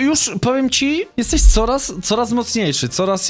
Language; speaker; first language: Polish; native; Polish